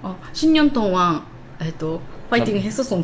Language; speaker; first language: Korean; non-native, learner; Japanese